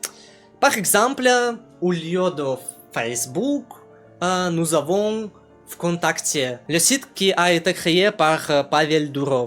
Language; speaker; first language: French; non-native, learner; Russian